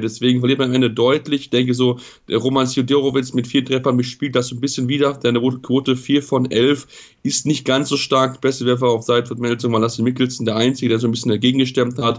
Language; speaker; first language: German; native; German